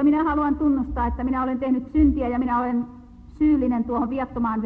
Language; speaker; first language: Finnish; native; Finnish